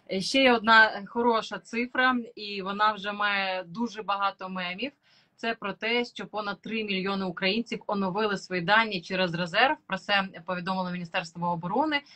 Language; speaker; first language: Ukrainian; native; Ukrainian